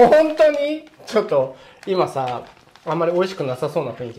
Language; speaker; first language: Japanese; native; Japanese